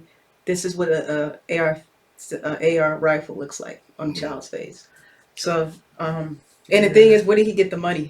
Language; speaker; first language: English; native; English